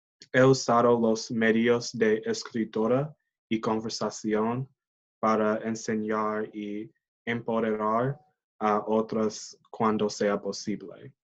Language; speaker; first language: Spanish; non-native, learner; English